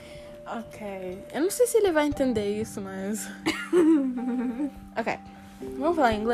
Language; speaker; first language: Portuguese; early bilingual, heritage; Portuguese